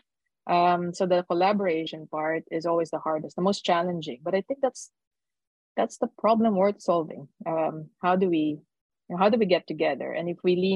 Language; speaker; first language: English; non-native, local second language; Filipino